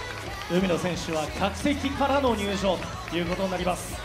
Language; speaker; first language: Japanese; native; Japanese